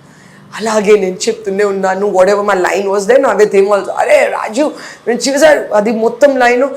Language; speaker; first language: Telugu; non-native, learner; Hindi